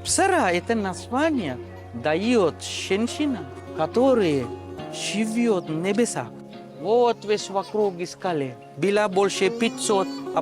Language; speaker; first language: Russian; non-native, fluent; Sinhala